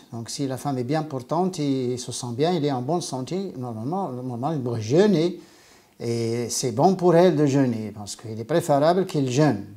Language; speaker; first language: French; non-native, local second language; Arabic